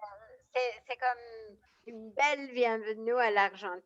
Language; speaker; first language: French; non-native, fluent; Spanish